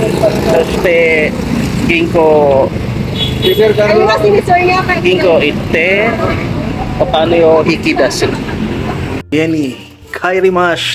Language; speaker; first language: Japanese; non-native, learner; Filipino